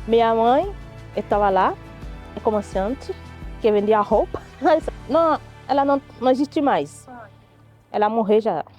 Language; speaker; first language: Portuguese; non-native, learner; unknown